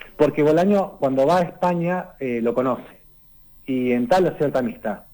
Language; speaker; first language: Spanish; native; Spanish